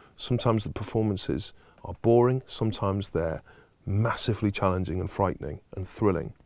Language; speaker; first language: English; native; English